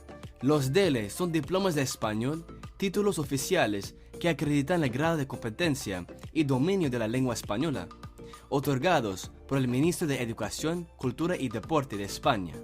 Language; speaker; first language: Spanish; non-native, fluent; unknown